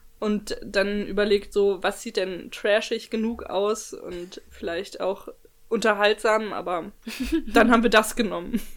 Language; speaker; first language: German; native; German